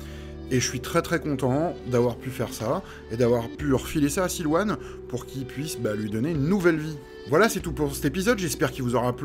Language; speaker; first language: French; native; French